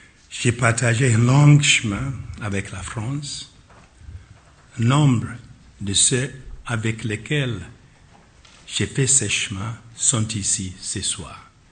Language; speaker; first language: French; non-native, fluent; Akan